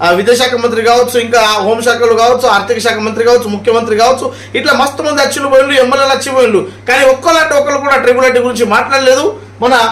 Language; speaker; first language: Telugu; non-native, local second language; Marathi